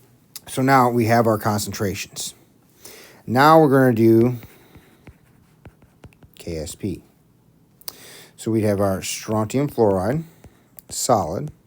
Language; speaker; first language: English; native; English